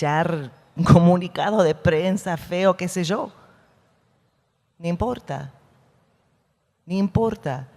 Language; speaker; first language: Spanish; non-native, fluent; English